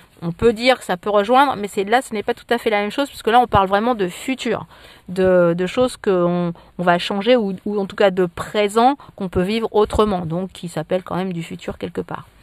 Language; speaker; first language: French; native; French